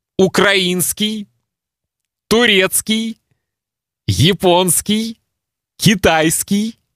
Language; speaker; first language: Russian; native; Russian